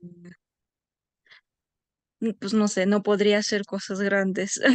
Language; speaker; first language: Spanish; non-native, fluent; Russian